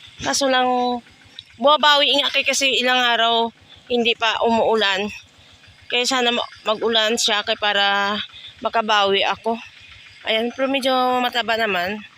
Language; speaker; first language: Filipino; non-native, local second language; Hiligaynon